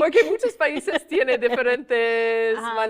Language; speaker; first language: Spanish; non-native, fluent; English